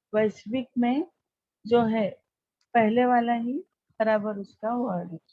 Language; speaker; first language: Hindi; non-native, local second language; Marathi